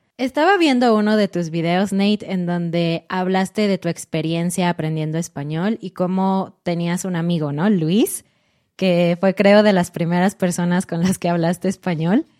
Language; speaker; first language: Spanish; native; Spanish